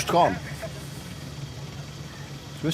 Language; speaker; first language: Dutch; native; Dutch